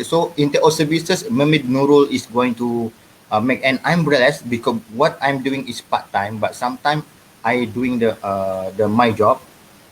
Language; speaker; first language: English; non-native, local second language; Malay